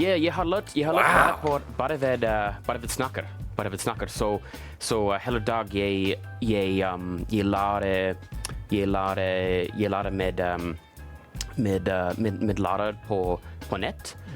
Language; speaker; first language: Norwegian; non-native, learner; English